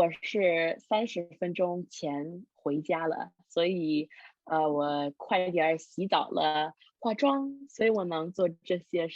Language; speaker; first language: Chinese; non-native, learner; English